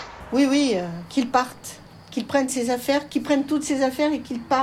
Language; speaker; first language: French; native; French